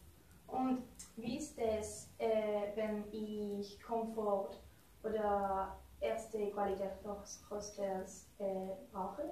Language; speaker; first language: German; non-native, learner; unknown